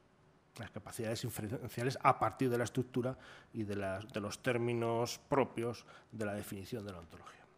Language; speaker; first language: Spanish; native; Spanish